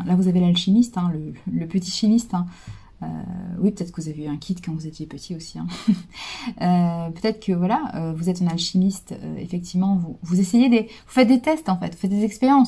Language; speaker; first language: French; native; French